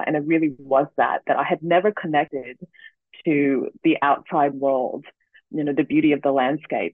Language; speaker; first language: English; native; English